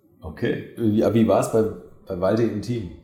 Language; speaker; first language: German; native; German